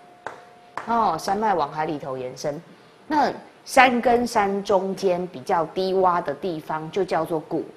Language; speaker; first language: Chinese; native; Chinese